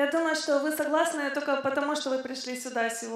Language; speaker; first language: Russian; native; Russian